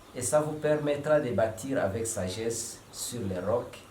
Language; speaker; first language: French; non-native, local second language; Swahili